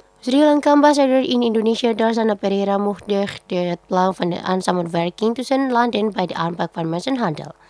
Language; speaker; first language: Dutch; non-native, fluent; Indonesian